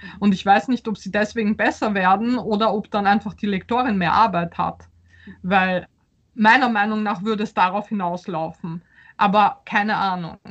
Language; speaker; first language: German; early bilingual, other home language; Polish